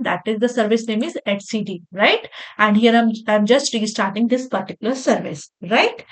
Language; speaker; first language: English; non-native, local second language; Hindi